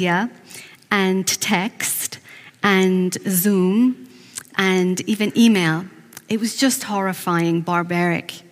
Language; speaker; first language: English; non-native, fluent; Persian